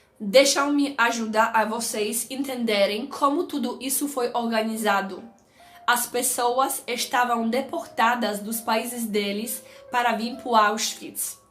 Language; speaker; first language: Portuguese; non-native, fluent; Polish